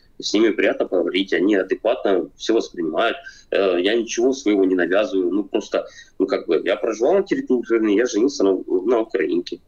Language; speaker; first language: Russian; native; Russian